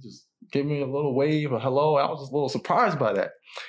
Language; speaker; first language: English; native; English